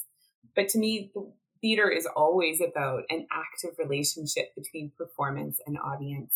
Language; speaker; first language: English; native; English